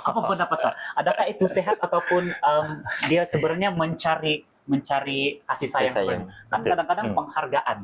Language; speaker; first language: Malay; native; Malay